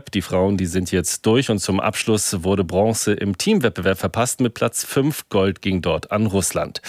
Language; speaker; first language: German; native; German